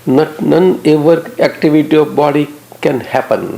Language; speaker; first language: English; non-native, local second language; Gujarati